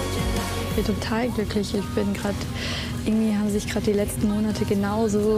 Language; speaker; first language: German; native; German